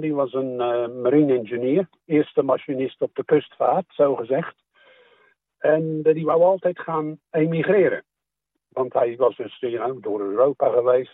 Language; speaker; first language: Dutch; native; Dutch